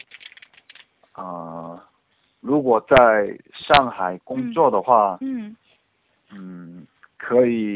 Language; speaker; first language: Chinese; non-native, learner; Korean